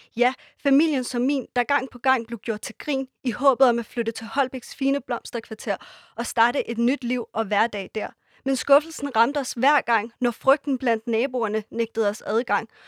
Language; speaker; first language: Danish; early bilingual, other home language; Persian